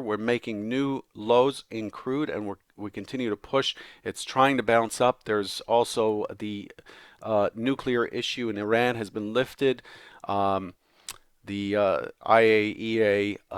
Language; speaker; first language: English; native; English